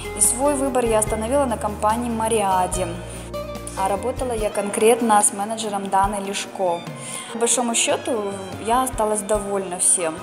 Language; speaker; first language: Russian; native; Russian